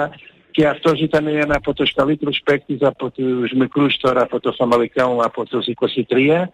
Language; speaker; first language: Greek; non-native, learner; Portuguese